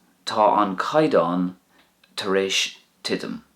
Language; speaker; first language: Irish; non-native, local second language; English